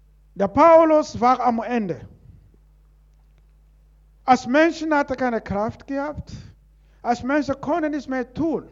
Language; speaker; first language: German; non-native, learner; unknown